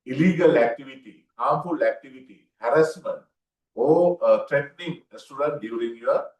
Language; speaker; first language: English; non-native, local second language; Sinhala